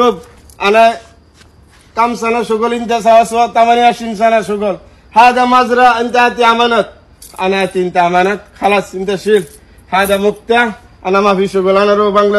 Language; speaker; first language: Arabic; non-native, learner; Bangla